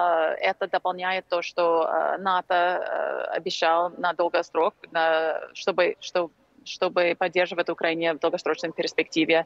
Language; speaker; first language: Ukrainian; non-native, learner; English